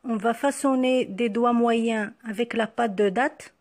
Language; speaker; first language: French; non-native, local second language; Arabic